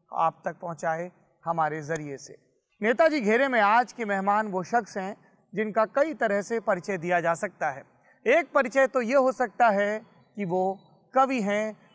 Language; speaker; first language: Hindi; native; Hindi